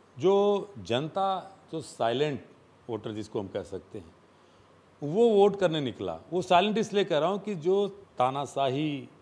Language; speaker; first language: Hindi; native; Hindi